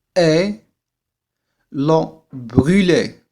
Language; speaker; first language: French; non-native, fluent; Arabic